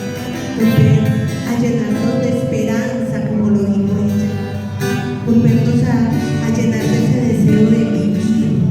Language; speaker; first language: Spanish; native; Spanish